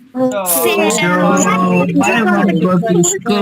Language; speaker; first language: English; non-native, learner; Hindi